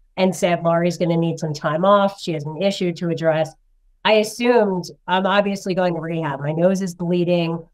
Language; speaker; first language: English; native; English